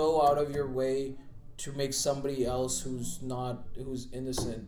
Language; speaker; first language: English; non-native, local second language; Marathi